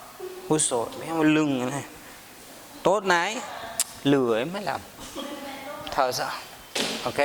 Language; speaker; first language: Vietnamese; non-native, learner; Hindi